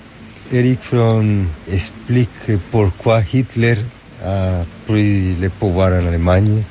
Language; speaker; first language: French; non-native, fluent; Spanish